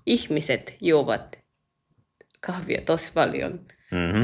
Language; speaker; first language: Finnish; non-native, learner; Japanese